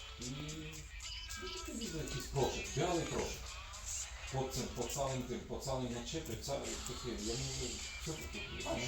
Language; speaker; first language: Polish; non-native, fluent; Ukrainian